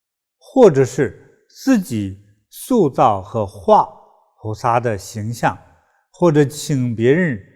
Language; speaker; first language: Chinese; native; Chinese